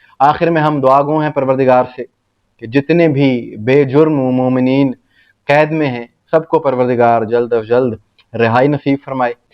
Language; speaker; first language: Urdu; native; Urdu